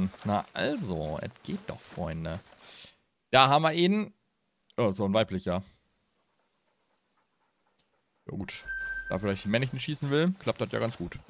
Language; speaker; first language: German; native; German